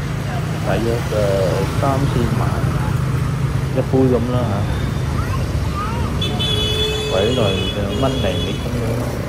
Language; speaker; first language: Chinese; early bilingual, heritage; Cantonese